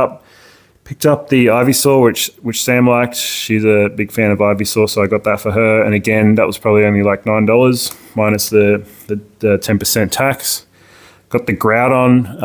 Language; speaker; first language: English; native; English